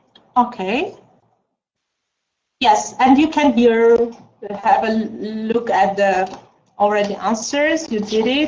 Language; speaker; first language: English; non-native, fluent; Armenian